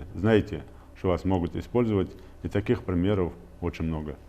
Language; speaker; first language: Russian; non-native, local second language; Ingush